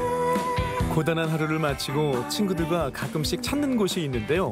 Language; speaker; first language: Korean; native; Korean